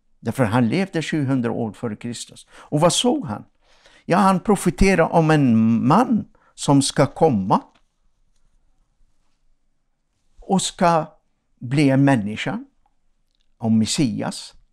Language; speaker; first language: Swedish; non-native, fluent; Arabic